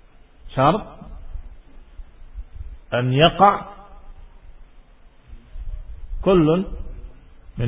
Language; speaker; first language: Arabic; non-native, fluent; Indonesian